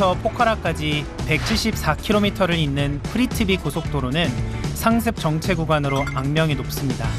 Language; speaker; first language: Korean; native; Korean